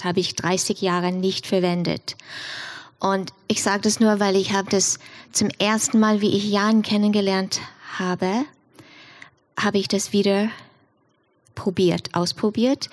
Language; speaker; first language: German; non-native, fluent; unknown